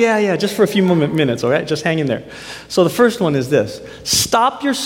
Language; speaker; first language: English; native; English